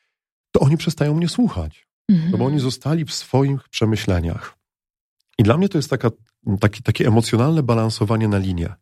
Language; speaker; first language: Polish; native; Polish